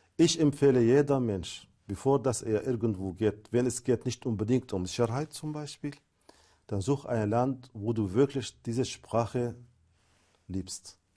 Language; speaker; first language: German; non-native, fluent; Arabic